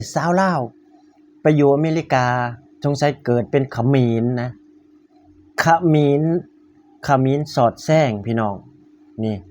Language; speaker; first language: Thai; non-native, local second language; Northeastern Thai